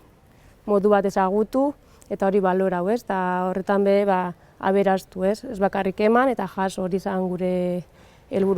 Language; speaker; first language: Basque; native; Basque